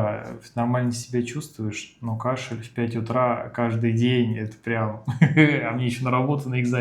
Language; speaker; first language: Russian; native; Russian